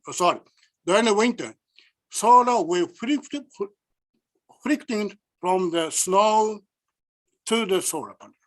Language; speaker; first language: English; non-native, learner; Japanese